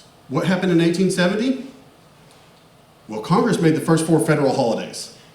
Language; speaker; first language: English; native; English